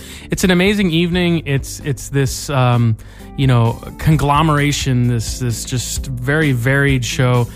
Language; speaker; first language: English; native; English